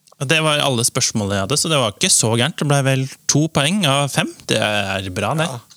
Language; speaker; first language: Norwegian; non-native, fluent; Dutch